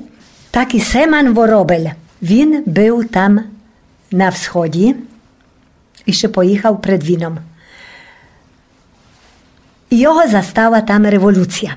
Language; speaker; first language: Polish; non-native, local second language; Rusyn